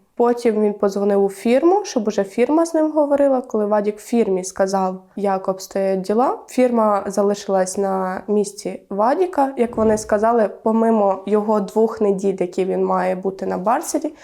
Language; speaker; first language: Ukrainian; native; Ukrainian